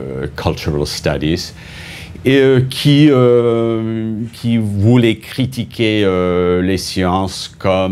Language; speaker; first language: French; non-native, fluent; English